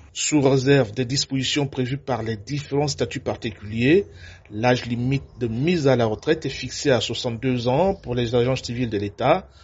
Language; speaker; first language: French; native; French